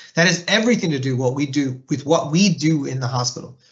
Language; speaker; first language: English; native; English